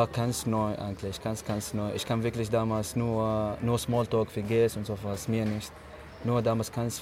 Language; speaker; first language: German; non-native, learner; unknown